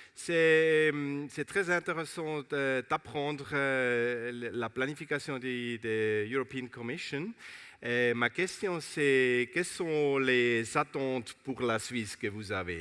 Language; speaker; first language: French; non-native, local second language; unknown